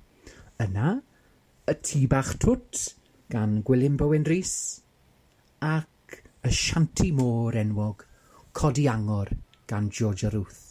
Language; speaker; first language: Welsh; native; Welsh